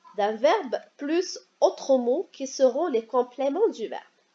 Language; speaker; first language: French; non-native, local second language; Arabic